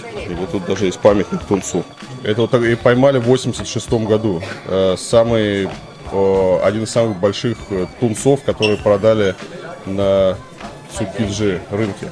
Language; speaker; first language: Russian; native; Russian